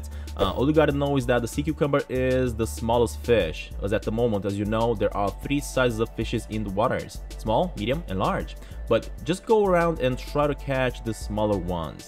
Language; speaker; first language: English; non-native, fluent; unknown